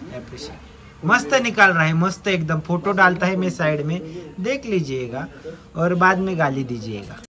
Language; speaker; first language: Hindi; non-native, local second language; Marathi